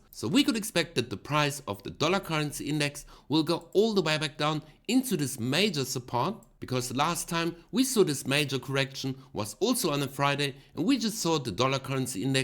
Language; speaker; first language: English; non-native, fluent; German